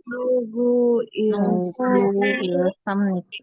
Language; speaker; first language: Korean; non-native, learner; Indonesian